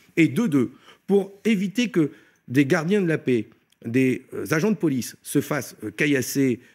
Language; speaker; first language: French; native; French